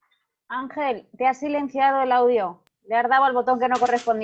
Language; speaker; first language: Spanish; native; Spanish